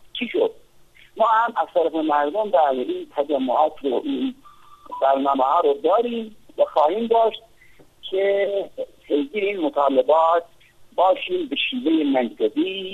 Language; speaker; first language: Persian; non-native, local second language; Kurdish